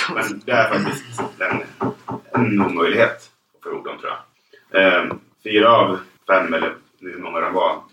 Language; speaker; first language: Swedish; native; Swedish